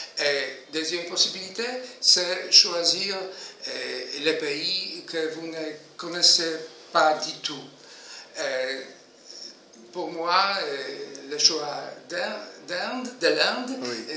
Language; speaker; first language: French; non-native, fluent; Polish